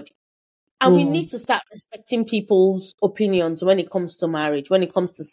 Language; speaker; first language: English; non-native, local second language; Yoruba